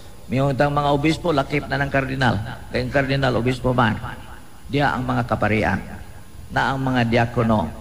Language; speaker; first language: Cebuano; native; Cebuano